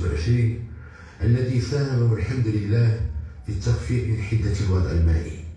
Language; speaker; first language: Arabic; native; Arabic